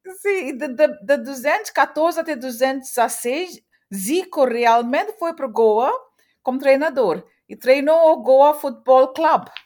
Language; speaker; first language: Portuguese; early bilingual, heritage; Portuguese